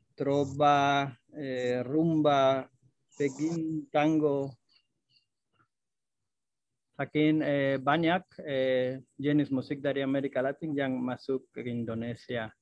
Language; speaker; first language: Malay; non-native, fluent; Spanish